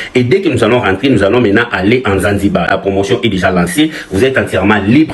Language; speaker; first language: French; non-native, local second language; Lingala